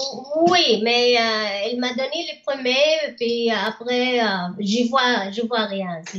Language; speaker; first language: French; non-native, learner; Arabic